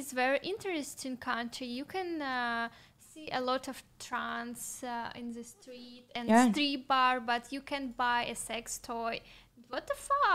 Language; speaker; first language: English; non-native, learner; Russian